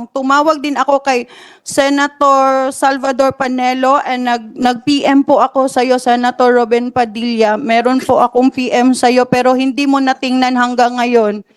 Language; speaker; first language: Filipino; non-native, local second language; Cebuano